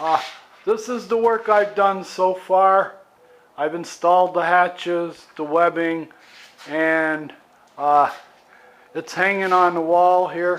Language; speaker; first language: English; native; English